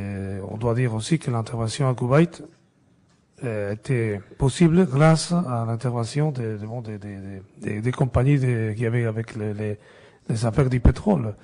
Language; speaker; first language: French; non-native, fluent; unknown